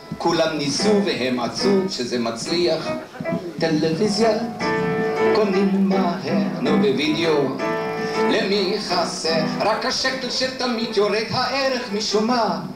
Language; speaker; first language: Hebrew; non-native, fluent; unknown